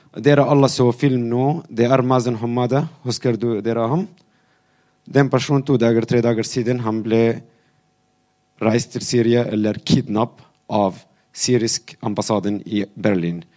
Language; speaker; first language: Norwegian; non-native, fluent; Arabic